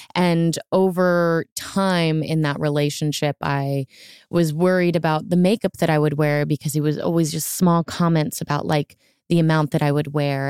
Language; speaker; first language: English; native; English